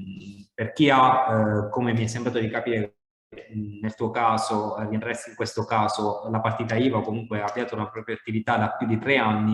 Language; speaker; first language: Italian; native; Italian